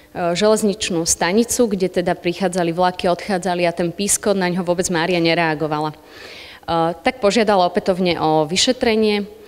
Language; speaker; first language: Slovak; native; Slovak